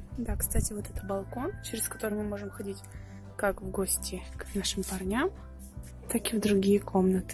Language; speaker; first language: Russian; native; Russian